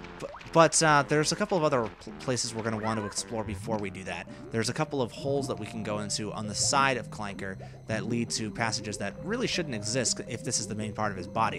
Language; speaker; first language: English; native; English